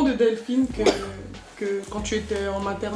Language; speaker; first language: French; native; French